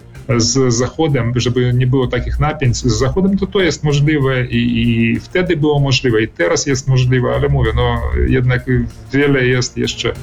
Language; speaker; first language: Polish; early bilingual, heritage; Polish